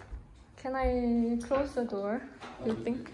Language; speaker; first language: English; non-native, learner; Korean